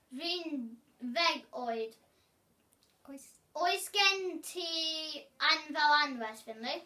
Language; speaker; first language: Welsh; non-native, learner; English